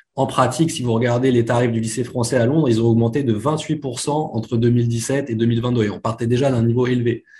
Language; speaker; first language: French; native; French